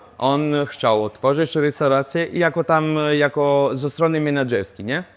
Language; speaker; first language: Polish; non-native, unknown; Italian